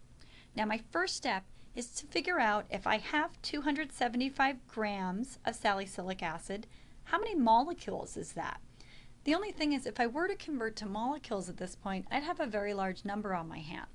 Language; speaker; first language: English; native; English